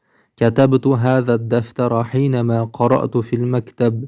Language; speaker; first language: Arabic; non-native, fluent; Uzbek